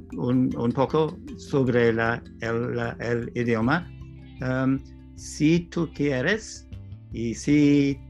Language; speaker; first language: Spanish; non-native, learner; English